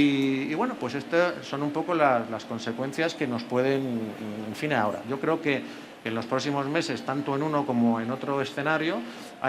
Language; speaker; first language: Spanish; native; Spanish